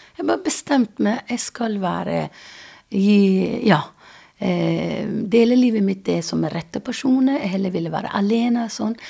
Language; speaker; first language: Norwegian; non-native, fluent; Persian